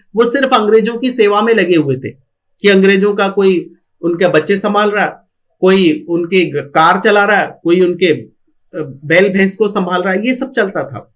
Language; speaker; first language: Hindi; non-native, local second language; Marathi